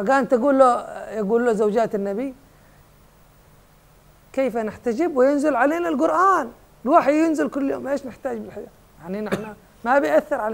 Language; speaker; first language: Arabic; non-native, fluent; Indonesian